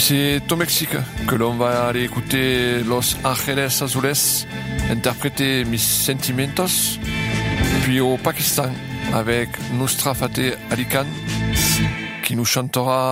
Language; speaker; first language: French; native; French